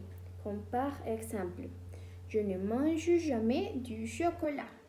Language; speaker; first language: French; non-native, learner; Spanish